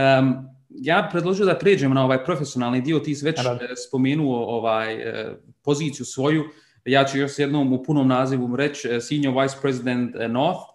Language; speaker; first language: Croatian; early bilingual, heritage; Bosnian